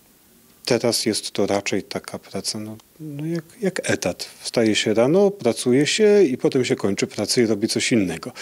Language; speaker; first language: Polish; native; Polish